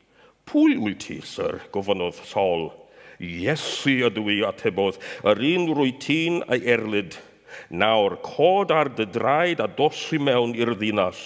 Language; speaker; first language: Welsh; non-native, fluent; English